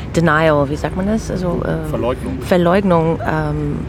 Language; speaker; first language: German; non-native, fluent; English